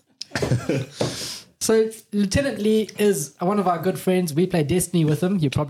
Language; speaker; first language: English; native; English